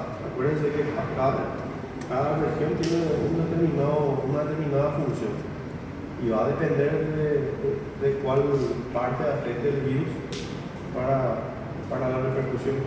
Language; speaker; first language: Spanish; native; Spanish